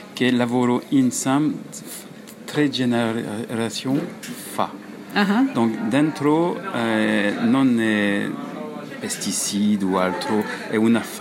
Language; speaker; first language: Italian; non-native, learner; French